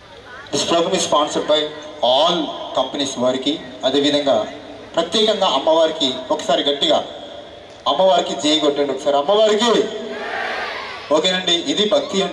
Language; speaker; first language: Telugu; native; Telugu